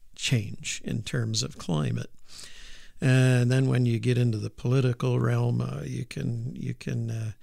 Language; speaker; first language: English; native; English